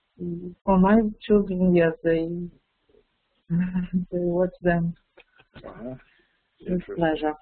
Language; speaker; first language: English; non-native, fluent; Russian